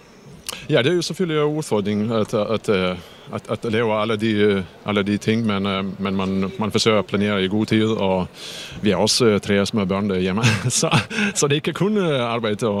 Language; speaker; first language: Danish; non-native, fluent; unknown